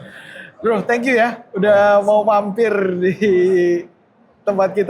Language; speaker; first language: Indonesian; native; Indonesian